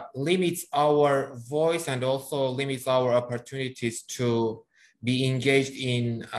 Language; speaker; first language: English; non-native, fluent; Armenian